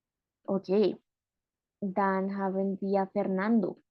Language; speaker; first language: German; non-native, fluent; Spanish